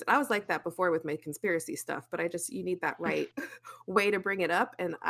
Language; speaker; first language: English; native; English